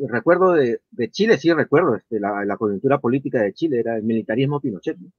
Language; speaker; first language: Spanish; native; Spanish